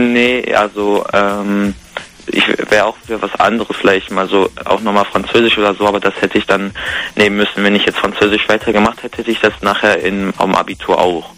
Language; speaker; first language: German; native; German